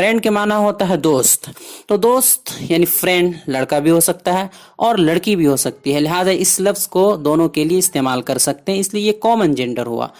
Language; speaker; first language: Urdu; native; Urdu